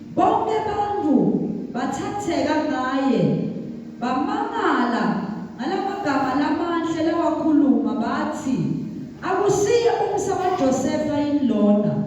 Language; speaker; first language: Zulu; non-native, local second language; Swati